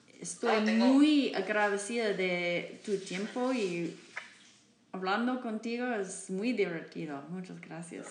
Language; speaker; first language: Spanish; non-native, learner; English